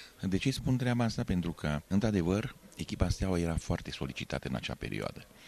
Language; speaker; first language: Romanian; non-native, local second language; Hungarian